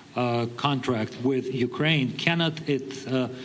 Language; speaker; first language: English; non-native, fluent; Ukrainian